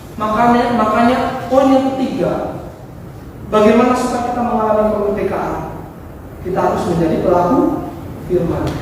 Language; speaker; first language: Indonesian; non-native, local second language; Javanese